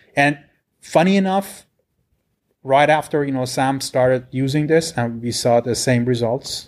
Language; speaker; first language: English; non-native, fluent; Persian